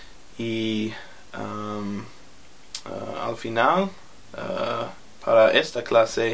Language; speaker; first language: Spanish; non-native, learner; English